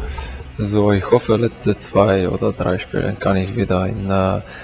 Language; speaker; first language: German; non-native, learner; Bulgarian